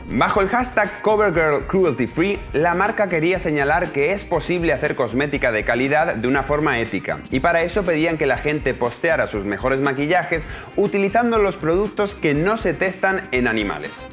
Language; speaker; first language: Spanish; native; Spanish